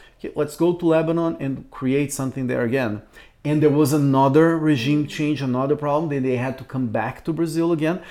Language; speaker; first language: English; non-native, fluent; Portuguese